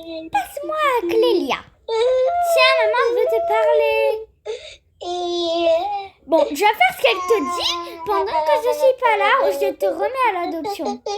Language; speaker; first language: French; native; French